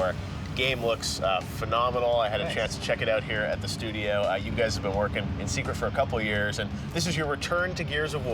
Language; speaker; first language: English; native; English